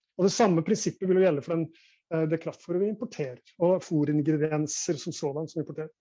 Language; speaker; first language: Norwegian; native; Norwegian